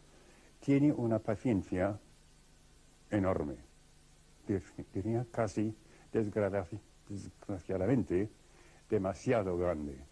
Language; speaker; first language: Spanish; non-native, fluent; Russian